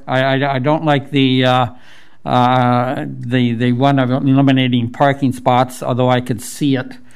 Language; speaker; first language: English; native; English